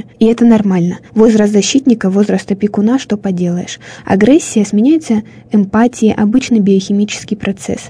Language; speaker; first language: Russian; native; Russian